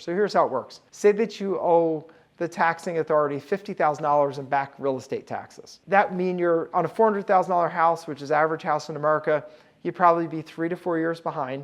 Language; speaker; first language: English; native; English